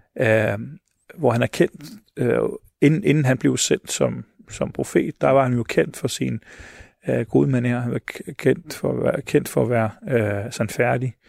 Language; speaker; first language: Danish; early bilingual, other home language; Arabic